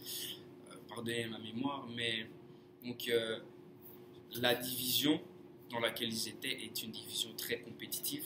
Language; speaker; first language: French; non-native, fluent; English